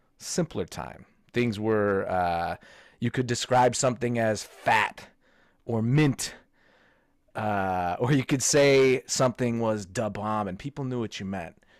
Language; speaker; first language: English; native; English